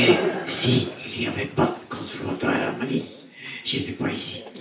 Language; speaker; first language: French; non-native, fluent; Dutch